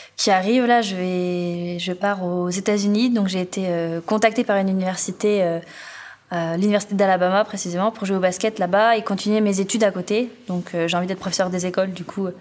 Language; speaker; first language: French; native; French